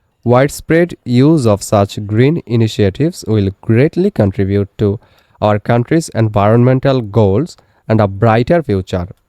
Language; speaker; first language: English; non-native, local second language; Bangla